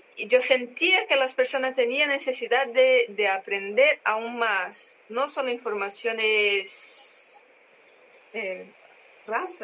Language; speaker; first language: Spanish; non-native, learner; Portuguese